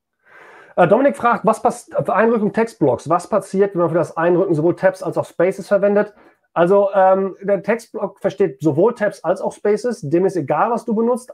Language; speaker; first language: German; native; German